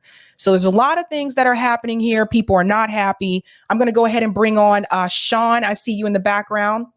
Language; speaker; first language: English; native; English